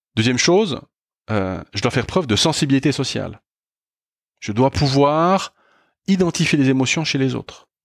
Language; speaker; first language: French; native; French